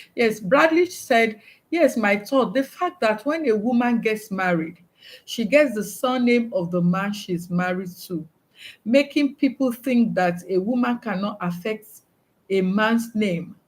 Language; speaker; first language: English; non-native, local second language; Yoruba